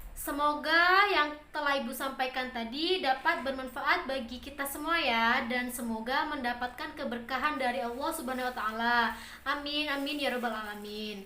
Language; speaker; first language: Indonesian; native; Indonesian